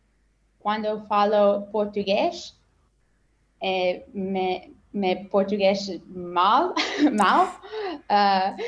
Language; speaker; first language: Portuguese; non-native, learner; English